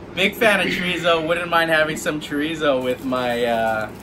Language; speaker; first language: English; native; English